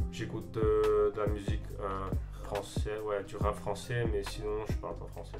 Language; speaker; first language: French; early bilingual, other home language; Finnish